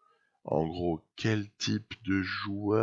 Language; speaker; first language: French; native; French